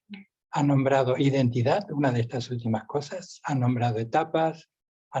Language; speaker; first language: Spanish; native; Spanish